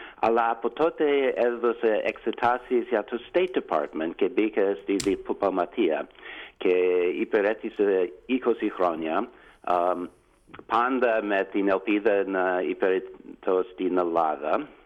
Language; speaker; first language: Greek; non-native, learner; English